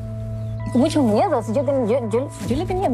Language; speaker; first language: Spanish; native; Spanish